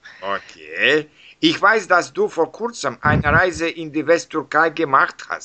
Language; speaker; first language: German; non-native, learner; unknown